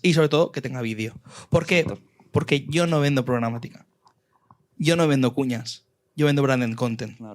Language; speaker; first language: Spanish; native; Spanish